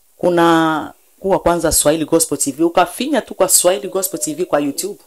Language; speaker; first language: Swahili; native; Swahili